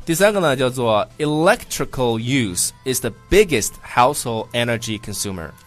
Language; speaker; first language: English; non-native, fluent; Chinese